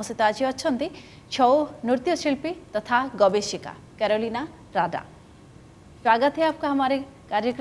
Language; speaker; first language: Hindi; non-native, local second language; Odia